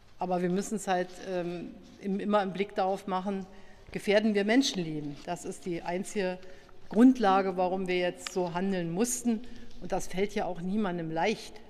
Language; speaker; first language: German; native; German